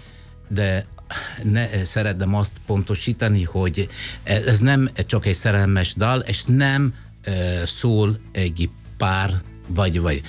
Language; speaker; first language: Hungarian; non-native, fluent; Italian